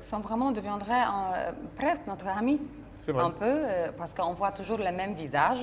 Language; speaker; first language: French; non-native, fluent; Polish